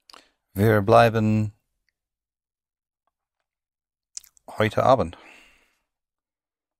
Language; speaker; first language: German; non-native, learner; English